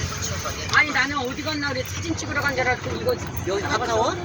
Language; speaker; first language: Korean; native; Korean